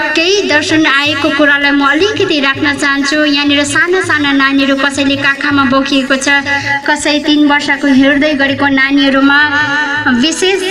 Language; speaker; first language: Nepali; non-native, local second language; Limbu